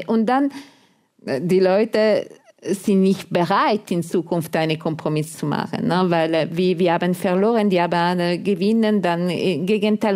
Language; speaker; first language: German; non-native, fluent; Italian